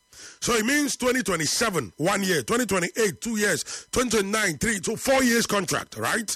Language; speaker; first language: English; non-native, local second language; Igbo